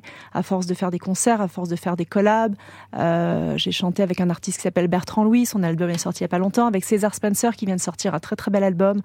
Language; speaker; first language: French; native; French